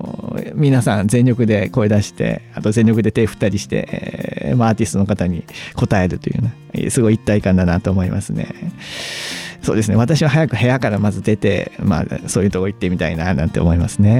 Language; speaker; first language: Japanese; native; Japanese